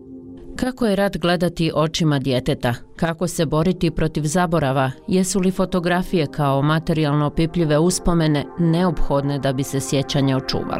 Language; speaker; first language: Croatian; native; Croatian